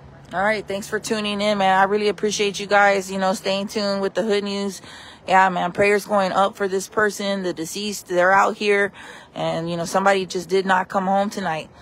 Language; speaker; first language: English; early bilingual, other home language; Spanish